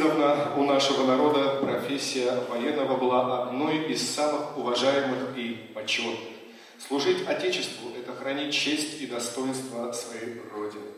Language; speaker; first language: Russian; native; Russian